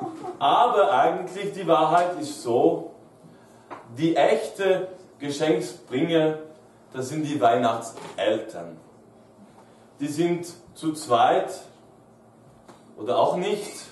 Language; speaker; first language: German; non-native, fluent; French